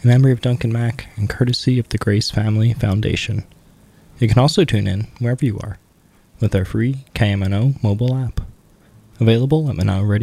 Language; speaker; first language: English; native; English